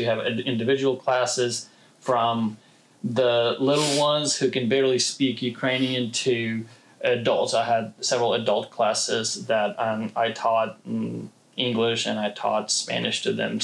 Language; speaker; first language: English; non-native, fluent; Ukrainian